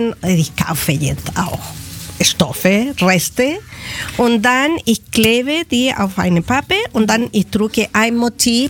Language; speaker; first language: German; non-native, learner; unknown